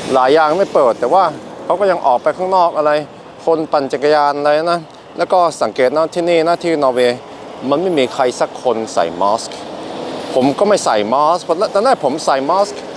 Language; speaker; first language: Thai; non-native, fluent; Norwegian